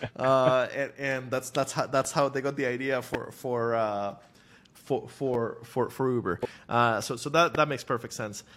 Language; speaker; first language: English; non-native, fluent; Spanish